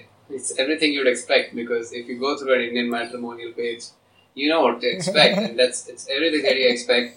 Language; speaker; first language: English; non-native, local second language; Hindi